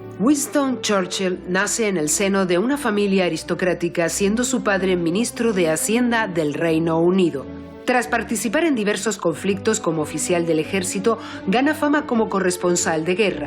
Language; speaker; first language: Spanish; native; Spanish